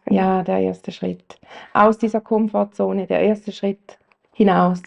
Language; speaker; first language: German; native; German